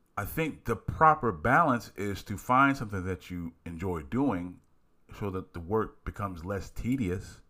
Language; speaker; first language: English; native; English